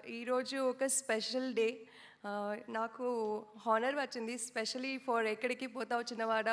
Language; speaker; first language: Telugu; non-native, learner; Kannada